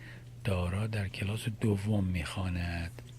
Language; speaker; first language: Persian; early bilingual, heritage; Persian